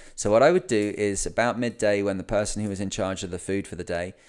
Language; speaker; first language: English; native; English